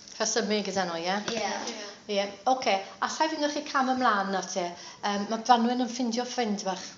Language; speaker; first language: Welsh; native; Welsh